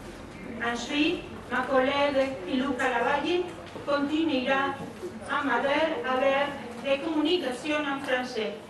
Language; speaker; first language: French; non-native, fluent; Spanish